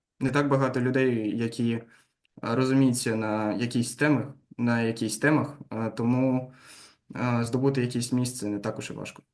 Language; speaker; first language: Ukrainian; non-native, local second language; Russian